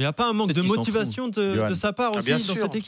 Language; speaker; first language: French; native; French